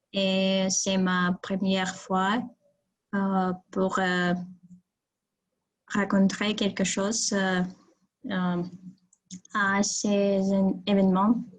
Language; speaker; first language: French; non-native, learner; Russian